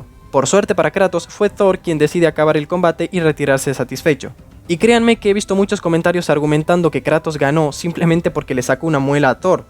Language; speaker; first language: Spanish; native; Spanish